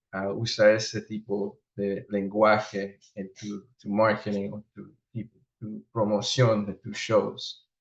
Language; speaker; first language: Spanish; early bilingual, heritage; Spanish